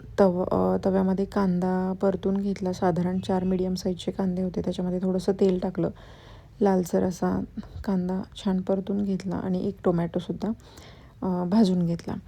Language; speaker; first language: Marathi; native; Marathi